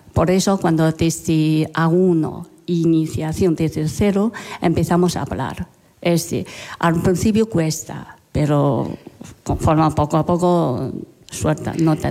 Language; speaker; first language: Spanish; non-native, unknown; Chinese